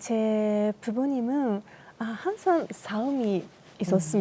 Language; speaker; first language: Korean; non-native, learner; Japanese